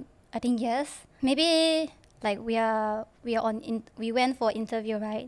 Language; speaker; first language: English; non-native, local second language; Chinese